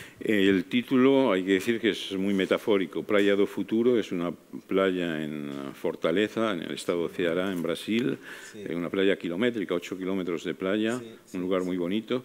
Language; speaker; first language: Spanish; native; Spanish